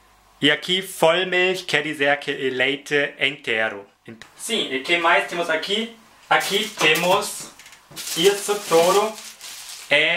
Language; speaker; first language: Portuguese; non-native, fluent; German